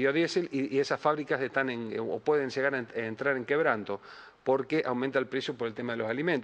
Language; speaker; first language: Spanish; native; Spanish